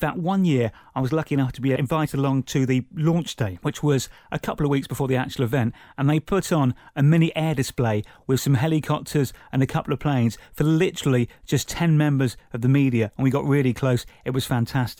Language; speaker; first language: English; native; English